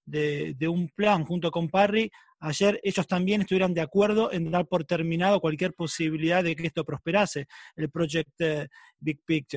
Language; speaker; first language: Spanish; native; Spanish